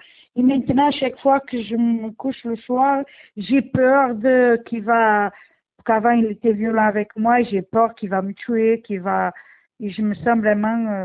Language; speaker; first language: French; non-native, learner; Portuguese